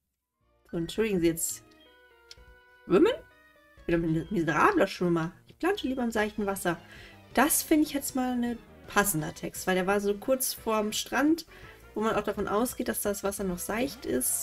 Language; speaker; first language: German; native; German